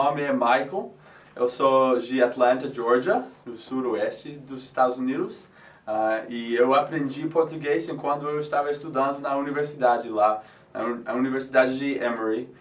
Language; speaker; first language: Portuguese; non-native, fluent; English